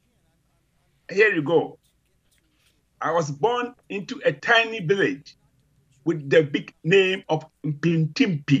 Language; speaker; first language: English; non-native, local second language; Akan